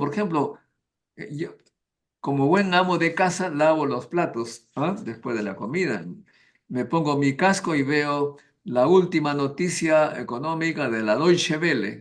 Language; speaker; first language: Spanish; native; Spanish